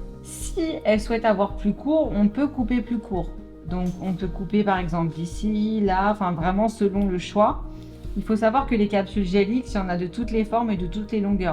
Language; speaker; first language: French; native; French